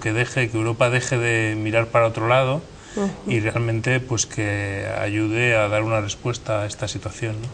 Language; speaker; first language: Spanish; native; Spanish